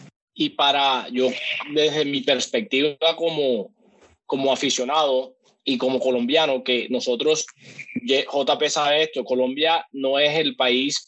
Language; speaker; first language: Spanish; native; Spanish